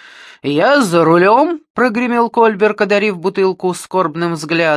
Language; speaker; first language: Russian; native; Russian